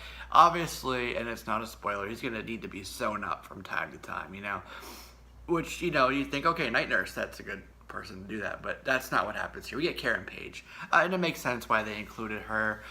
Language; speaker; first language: English; native; English